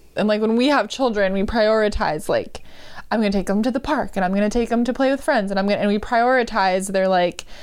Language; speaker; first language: English; native; English